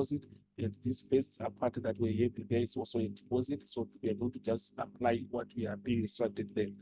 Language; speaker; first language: English; non-native, local second language; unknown